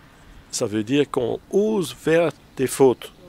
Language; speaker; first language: French; non-native, fluent; Dutch